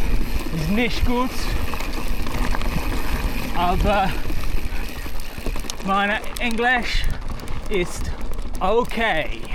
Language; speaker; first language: German; non-native, learner; English